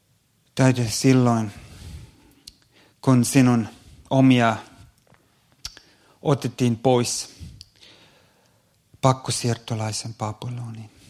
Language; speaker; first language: Finnish; non-native, fluent; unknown